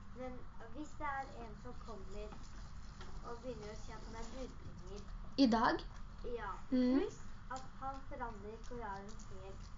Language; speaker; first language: Norwegian; early bilingual, other home language; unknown